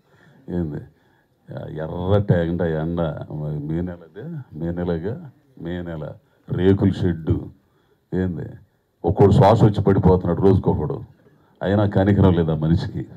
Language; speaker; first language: Telugu; native; Telugu